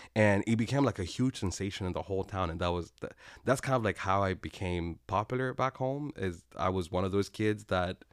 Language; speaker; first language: English; non-native, local second language; Kinyarwanda